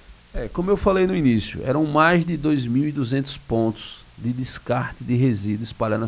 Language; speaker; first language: Portuguese; native; Portuguese